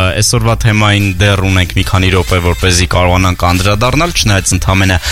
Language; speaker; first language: Armenian; native; Armenian